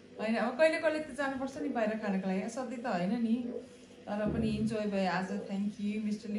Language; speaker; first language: Nepali; non-native, learner; English